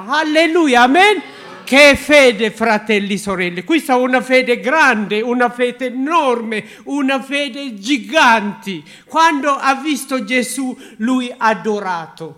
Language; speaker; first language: Italian; non-native, learner; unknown